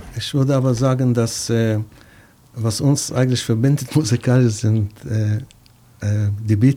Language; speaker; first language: German; non-native, fluent; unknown